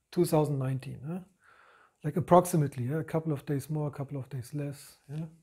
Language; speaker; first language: English; non-native, fluent; German